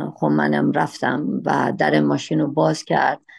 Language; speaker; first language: Persian; native; Persian